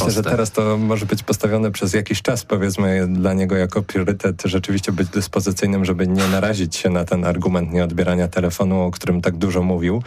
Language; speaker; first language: Polish; native; Polish